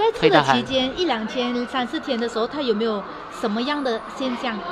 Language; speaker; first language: Chinese; native; Chinese